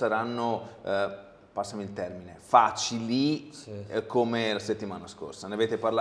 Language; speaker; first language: Italian; native; Italian